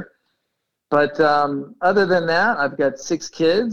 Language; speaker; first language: English; native; English